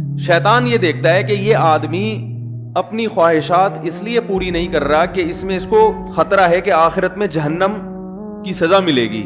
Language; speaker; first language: Urdu; native; Urdu